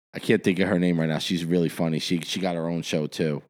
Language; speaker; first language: English; native; English